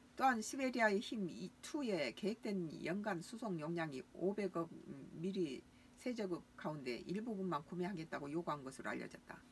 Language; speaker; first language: Korean; native; Korean